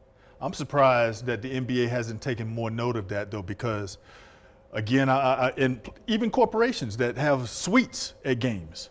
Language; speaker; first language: English; native; English